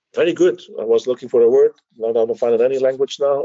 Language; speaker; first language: English; early bilingual, other home language; Dutch